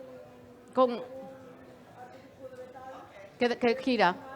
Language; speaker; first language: Spanish; native; Spanish